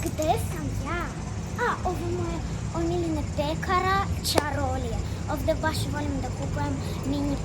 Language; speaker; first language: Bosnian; non-native, learner; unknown